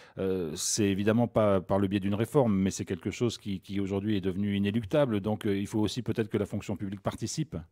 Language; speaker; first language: French; native; French